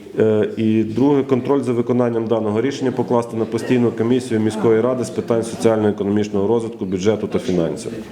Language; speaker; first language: Ukrainian; native; Ukrainian